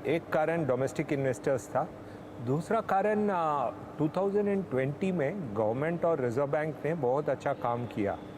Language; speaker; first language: Hindi; non-native, local second language; Tamil